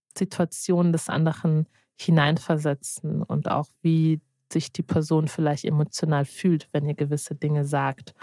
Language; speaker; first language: German; native; German